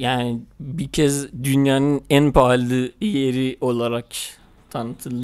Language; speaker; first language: Turkish; non-native, fluent; Persian